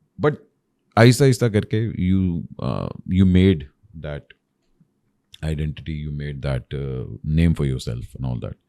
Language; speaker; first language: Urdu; non-native, local second language; Punjabi